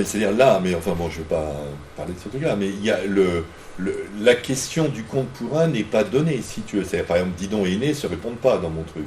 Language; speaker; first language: French; native; French